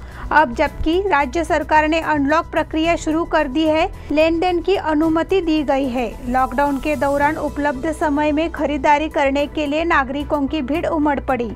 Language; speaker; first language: Hindi; non-native, local second language; Marathi